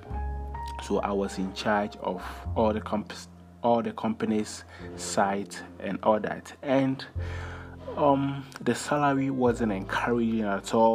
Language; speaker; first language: English; non-native, local second language; Akan